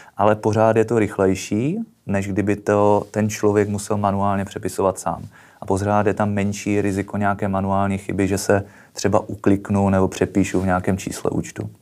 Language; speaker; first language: Czech; native; Czech